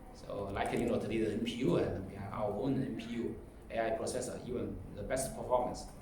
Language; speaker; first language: English; non-native, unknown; Chinese